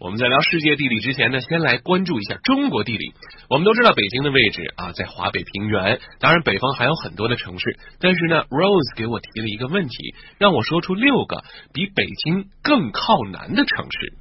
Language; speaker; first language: Chinese; native; Chinese